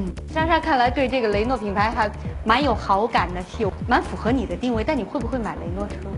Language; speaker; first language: Chinese; native; Chinese